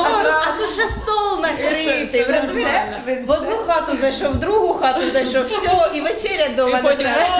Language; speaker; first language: Ukrainian; native; Ukrainian